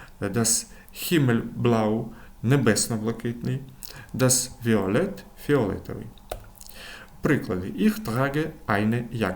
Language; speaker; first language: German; non-native, fluent; Ukrainian